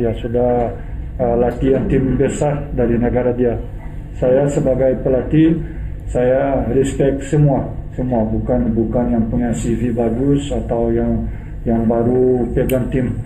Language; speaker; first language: Indonesian; non-native, learner; Portuguese